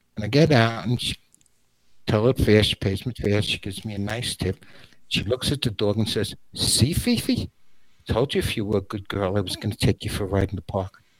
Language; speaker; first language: English; native; English